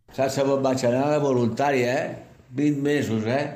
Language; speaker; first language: Catalan; non-native, local second language; Spanish